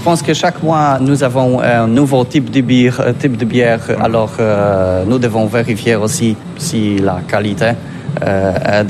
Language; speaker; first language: French; non-native, learner; Polish